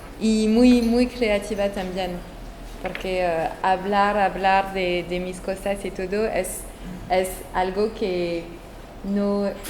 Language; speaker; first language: Spanish; non-native, fluent; French